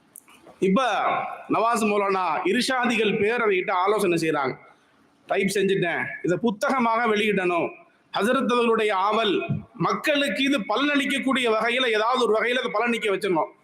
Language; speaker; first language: Tamil; native; Tamil